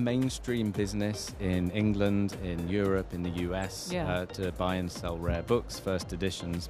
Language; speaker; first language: English; native; English